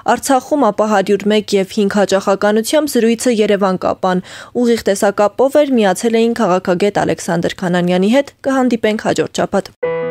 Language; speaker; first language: Armenian; native; Armenian